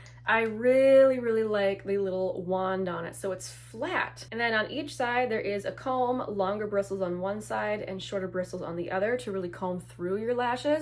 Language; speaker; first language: English; native; English